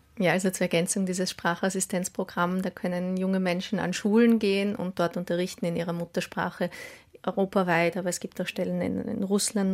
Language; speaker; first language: German; native; German